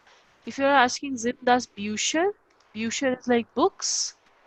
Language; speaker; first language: German; non-native, local second language; Hindi